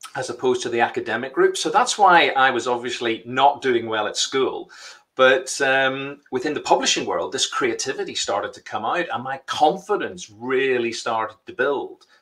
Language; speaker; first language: English; native; English